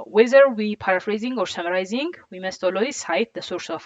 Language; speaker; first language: English; non-native, local second language; Amharic